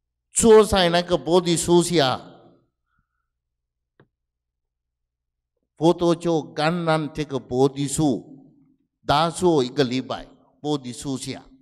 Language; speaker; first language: Chinese; non-native, fluent; Sinhala